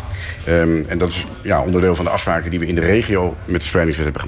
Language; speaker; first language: Dutch; native; Dutch